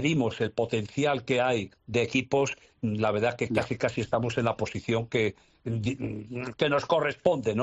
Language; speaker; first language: Spanish; native; Spanish